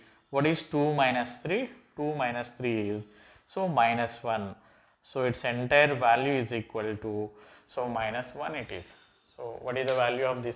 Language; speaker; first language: English; non-native, local second language; Telugu